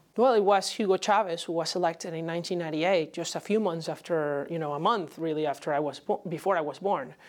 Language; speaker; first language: English; non-native, fluent; Spanish